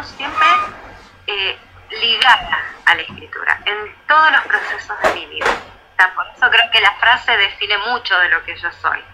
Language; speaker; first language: Spanish; native; Spanish